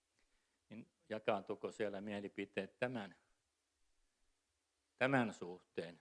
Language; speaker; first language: Finnish; native; Finnish